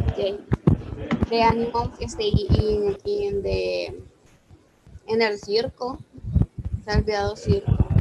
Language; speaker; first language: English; non-native, learner; Spanish